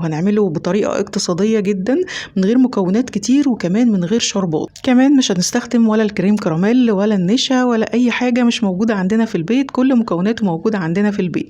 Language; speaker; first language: Arabic; native; Arabic